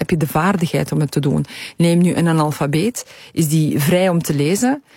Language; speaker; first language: Dutch; early bilingual, other home language; Polish